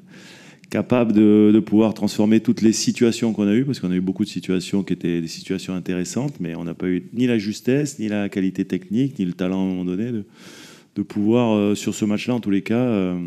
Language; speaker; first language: French; native; French